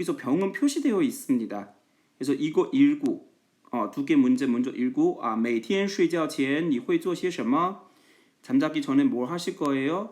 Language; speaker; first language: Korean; non-native, fluent; Chinese